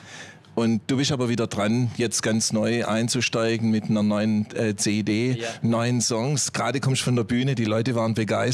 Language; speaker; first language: German; native; German